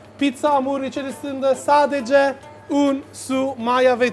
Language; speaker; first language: Turkish; non-native, learner; Italian